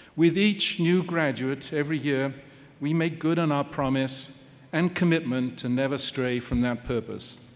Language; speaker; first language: English; native; English